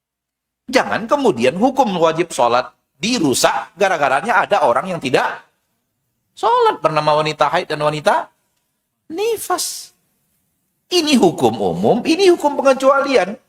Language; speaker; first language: Indonesian; native; Indonesian